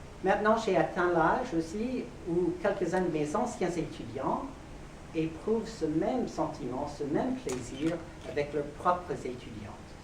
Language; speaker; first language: French; non-native, fluent; English